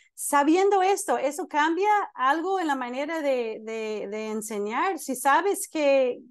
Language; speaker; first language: Spanish; non-native, fluent; English